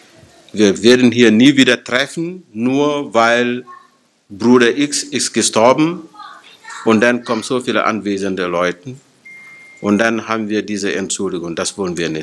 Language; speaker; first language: German; non-native, fluent; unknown